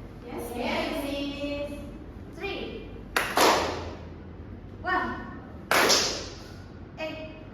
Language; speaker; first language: English; non-native, learner; Indonesian